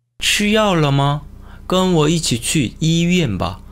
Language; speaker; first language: Chinese; non-native, fluent; Korean